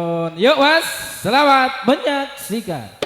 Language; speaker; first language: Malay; non-native, local second language; Javanese